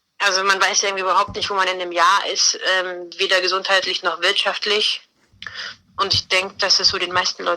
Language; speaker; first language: German; native; German